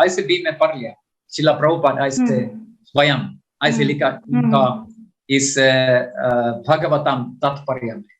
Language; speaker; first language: Hindi; non-native, learner; Finnish